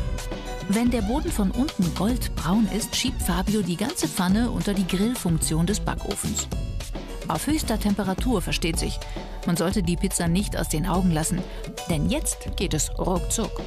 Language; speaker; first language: German; native; German